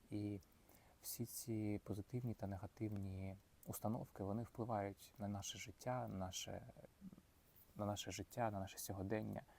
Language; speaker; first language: Ukrainian; non-native, local second language; Russian